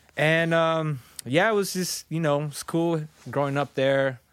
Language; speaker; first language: English; early bilingual, other home language; Spanish